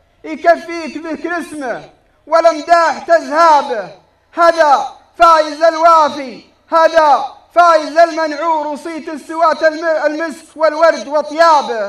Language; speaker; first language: Arabic; native; Arabic